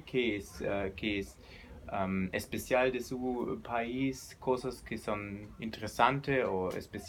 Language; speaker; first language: Spanish; non-native, learner; German